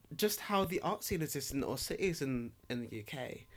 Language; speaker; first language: English; native; English